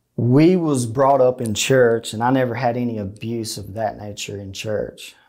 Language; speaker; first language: English; native; English